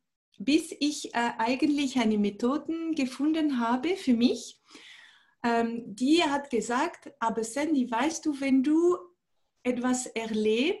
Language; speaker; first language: German; non-native, fluent; French